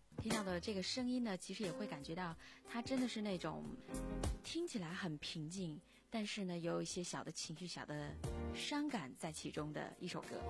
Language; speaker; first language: Chinese; native; Chinese